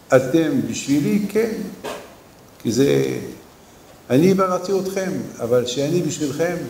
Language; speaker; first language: Hebrew; non-native, fluent; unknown